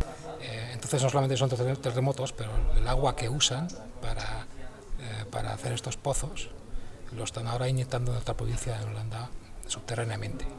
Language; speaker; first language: Spanish; non-native, fluent; Dutch